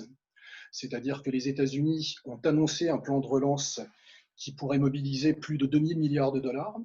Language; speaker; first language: French; native; French